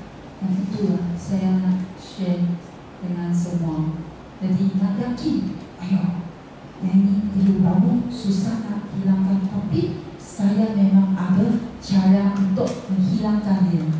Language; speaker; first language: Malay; non-native, local second language; Chinese